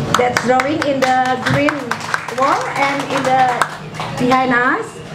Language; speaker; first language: English; non-native, learner; Indonesian